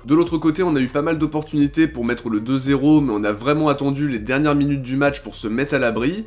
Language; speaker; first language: French; native; French